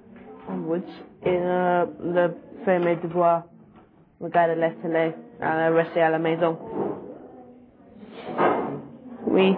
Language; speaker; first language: French; non-native, learner; English